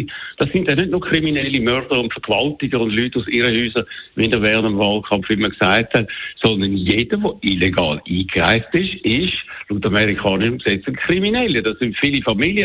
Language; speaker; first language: German; native; German